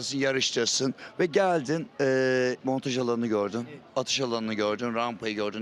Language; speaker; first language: Turkish; native; Turkish